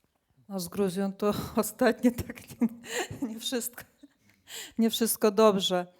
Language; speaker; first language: Polish; non-native, fluent; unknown